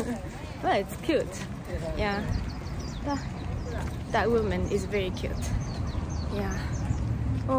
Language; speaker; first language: English; non-native, learner; Japanese